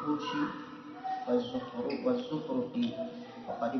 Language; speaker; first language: Arabic; non-native, learner; Swahili